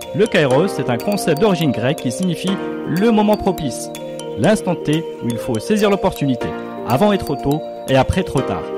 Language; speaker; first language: French; non-native, local second language; Arabic